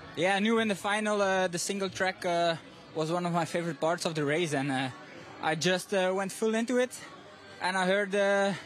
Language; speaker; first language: English; non-native, fluent; Dutch